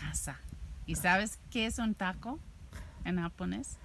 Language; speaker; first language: Spanish; non-native, learner; English